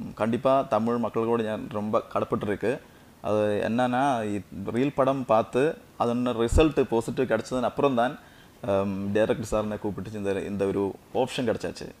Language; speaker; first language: Tamil; non-native, local second language; Malayalam